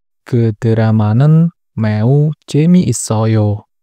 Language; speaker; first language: Korean; non-native, learner; Indonesian